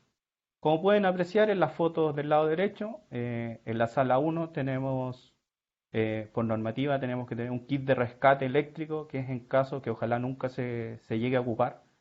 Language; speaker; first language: Spanish; native; Spanish